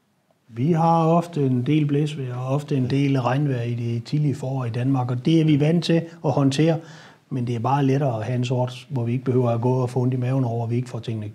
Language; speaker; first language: Danish; native; Danish